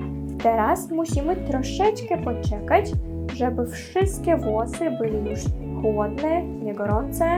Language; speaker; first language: Polish; non-native, learner; Russian